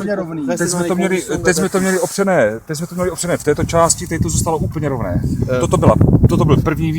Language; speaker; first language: Czech; native; Czech